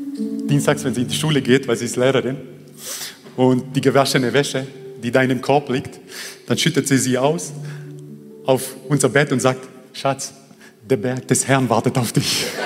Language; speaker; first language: German; early bilingual, other home language; Croatian